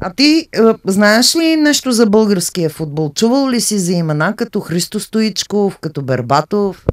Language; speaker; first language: Bulgarian; native; Bulgarian